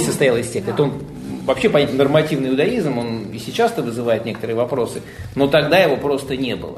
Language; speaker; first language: Russian; native; Russian